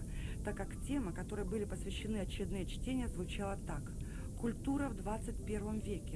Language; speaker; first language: Russian; native; Russian